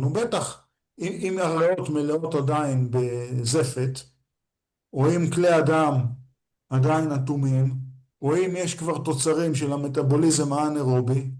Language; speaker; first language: Hebrew; native; Hebrew